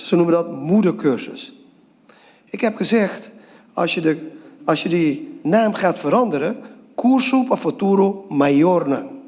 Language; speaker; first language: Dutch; non-native, local second language; Papiamento